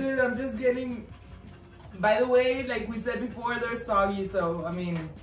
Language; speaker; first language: English; early bilingual, other home language; Spanish